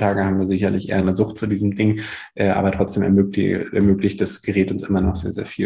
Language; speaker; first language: German; native; German